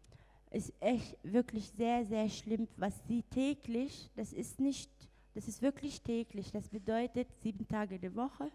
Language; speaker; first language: German; non-native, fluent; Arabic